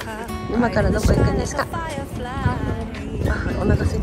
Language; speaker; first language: Japanese; native; Japanese